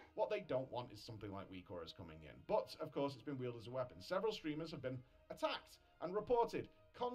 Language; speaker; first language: English; native; English